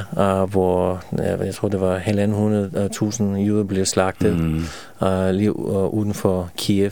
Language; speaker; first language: Danish; non-native, fluent; Russian